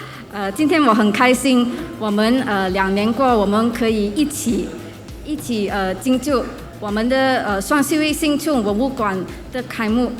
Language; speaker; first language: Chinese; non-native, local second language; English